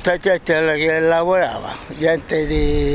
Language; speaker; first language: Italian; native; Italian